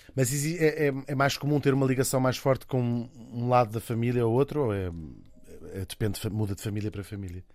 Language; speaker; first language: Portuguese; native; Portuguese